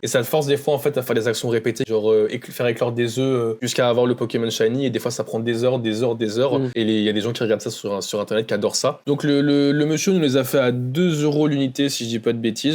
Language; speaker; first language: French; native; French